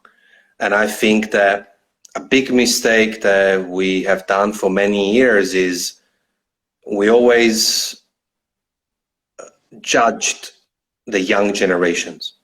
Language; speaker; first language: English; non-native, fluent; Italian